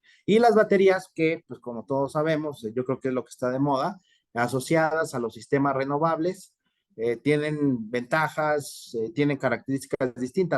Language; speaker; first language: Spanish; native; Spanish